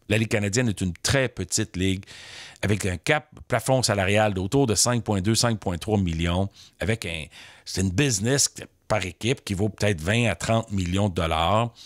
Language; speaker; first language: French; native; French